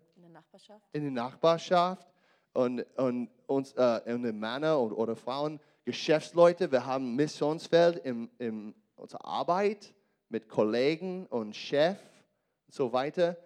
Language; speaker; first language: German; non-native, learner; English